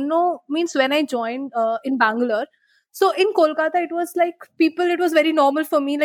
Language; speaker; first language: English; non-native, local second language; Bangla